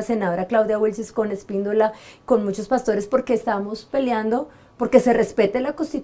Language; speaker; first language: Spanish; native; Spanish